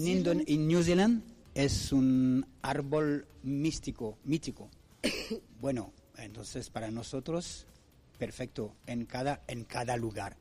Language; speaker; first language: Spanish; non-native, fluent; French